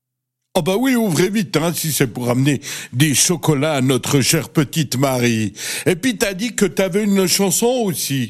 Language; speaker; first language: French; native; French